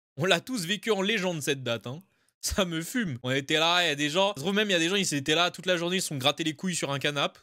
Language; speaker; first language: French; native; French